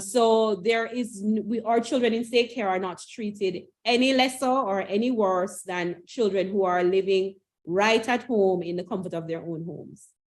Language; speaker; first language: English; native; English